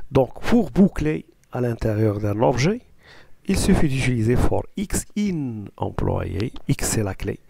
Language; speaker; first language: French; non-native, local second language; Arabic